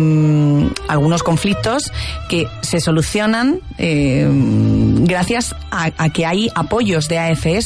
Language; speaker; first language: Spanish; native; Spanish